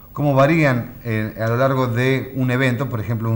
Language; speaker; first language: Spanish; native; Spanish